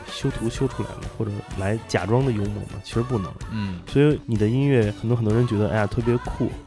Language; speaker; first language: Chinese; native; Chinese